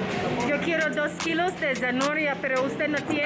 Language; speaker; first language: Spanish; non-native, learner; English